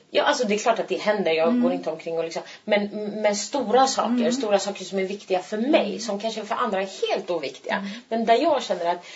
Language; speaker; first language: Swedish; early bilingual, other home language; Turkish